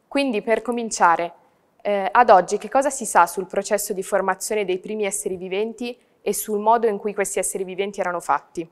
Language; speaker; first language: Italian; native; Italian